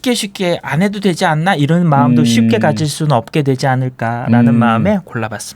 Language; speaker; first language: Korean; native; Korean